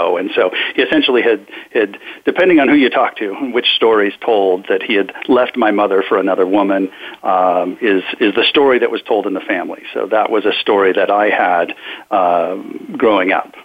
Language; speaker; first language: English; native; English